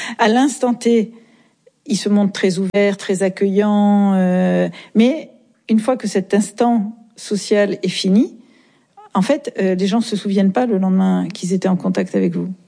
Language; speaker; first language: French; native; French